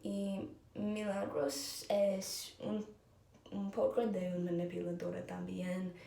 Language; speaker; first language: Spanish; non-native, learner; English